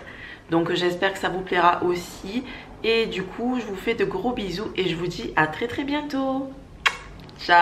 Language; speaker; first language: French; native; French